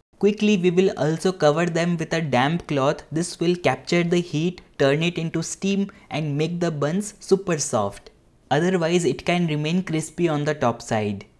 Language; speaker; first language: English; non-native, local second language; Hindi